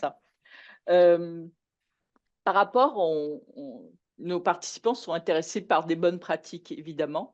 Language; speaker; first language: French; native; French